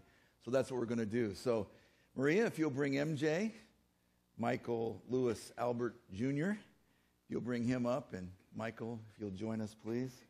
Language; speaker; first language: English; native; English